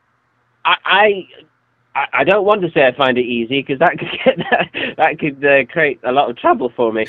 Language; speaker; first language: English; native; English